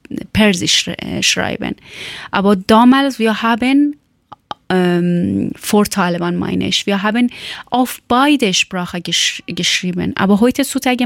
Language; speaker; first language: German; non-native, learner; Persian